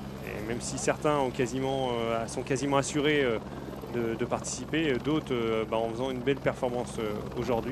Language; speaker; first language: French; native; French